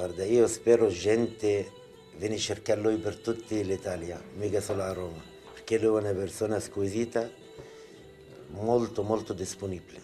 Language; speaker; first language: Italian; non-native, learner; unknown